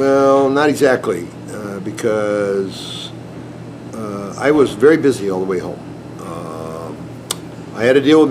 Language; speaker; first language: English; native; English